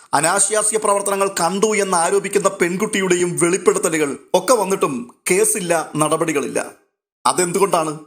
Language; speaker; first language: Malayalam; native; Malayalam